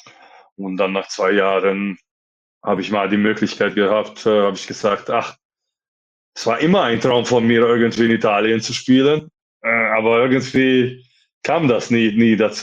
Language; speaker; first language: German; non-native, fluent; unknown